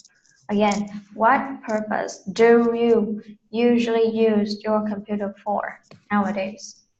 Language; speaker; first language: English; non-native, fluent; Vietnamese